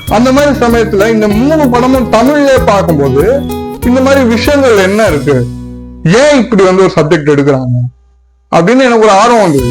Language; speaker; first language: Tamil; native; Tamil